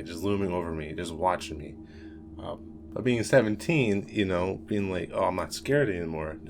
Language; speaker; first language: English; native; English